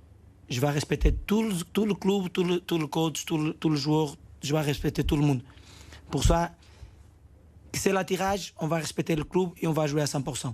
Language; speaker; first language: French; non-native, fluent; Portuguese